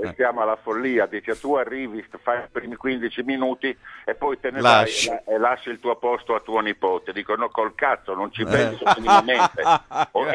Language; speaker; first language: Italian; native; Italian